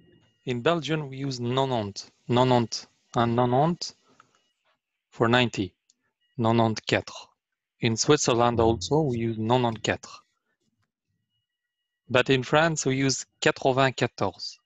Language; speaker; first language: English; non-native, learner; Arabic